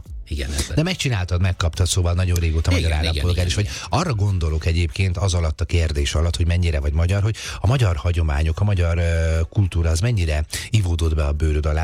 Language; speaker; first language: Hungarian; native; Hungarian